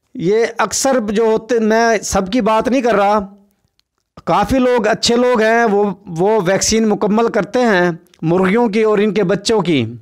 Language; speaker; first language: Urdu; non-native, local second language; Saraiki